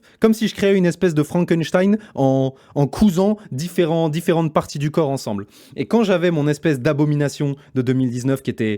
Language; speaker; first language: French; native; French